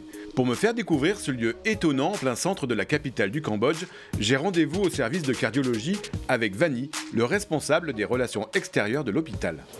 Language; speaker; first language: French; native; French